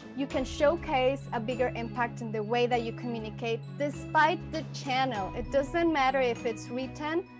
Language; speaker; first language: English; non-native, fluent; Spanish